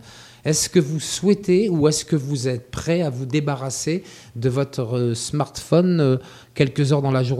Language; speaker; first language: French; native; French